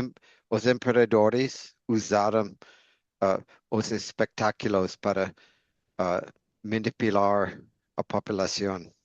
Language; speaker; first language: Portuguese; non-native, learner; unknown